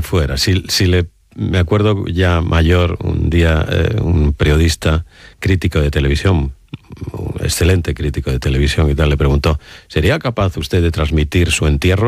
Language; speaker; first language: Spanish; native; Spanish